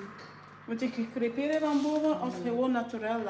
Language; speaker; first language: Dutch; non-native, learner; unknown